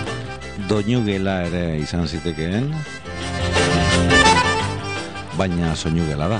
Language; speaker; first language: Basque; native; Basque